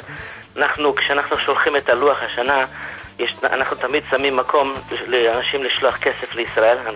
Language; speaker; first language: Hebrew; non-native, fluent; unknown